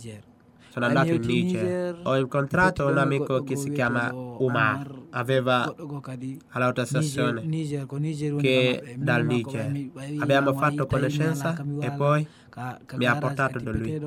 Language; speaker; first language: Italian; non-native, fluent; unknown